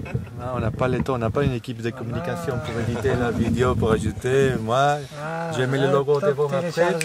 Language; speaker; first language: French; non-native, local second language; Arabic